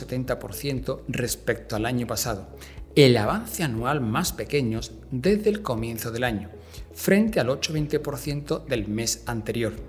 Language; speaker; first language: Spanish; native; Spanish